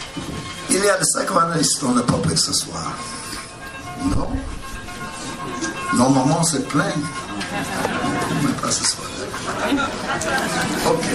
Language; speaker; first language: French; non-native, learner; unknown